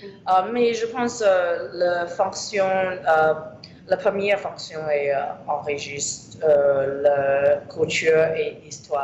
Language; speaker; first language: French; non-native, learner; English